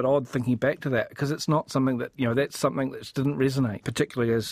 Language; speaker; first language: English; native; English